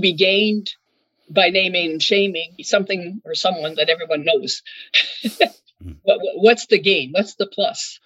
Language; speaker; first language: English; non-native, fluent; French